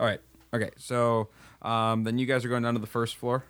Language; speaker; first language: English; native; English